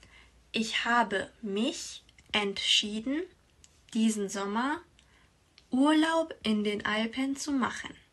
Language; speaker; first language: German; non-native, fluent; Persian